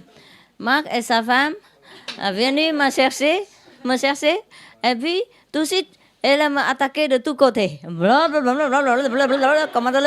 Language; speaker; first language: French; non-native, learner; Vietnamese